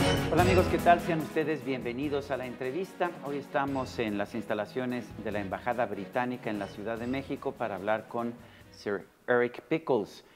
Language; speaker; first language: Spanish; native; Spanish